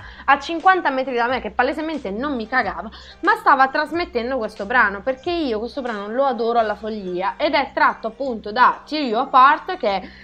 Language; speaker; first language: Italian; native; Italian